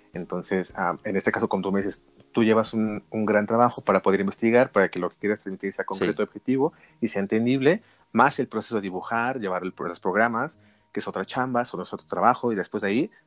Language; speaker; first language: Spanish; native; Spanish